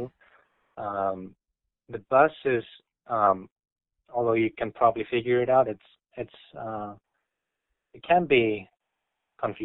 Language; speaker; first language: English; non-native, fluent; Icelandic